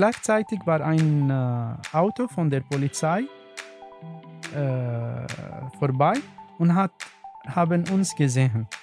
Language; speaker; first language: German; non-native, learner; Arabic